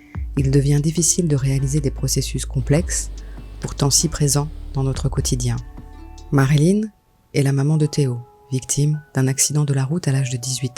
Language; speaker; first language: French; native; French